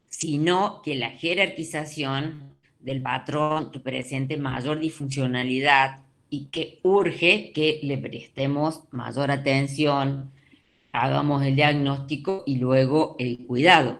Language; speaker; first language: Spanish; native; Spanish